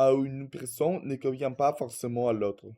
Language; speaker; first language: French; non-native, learner; Russian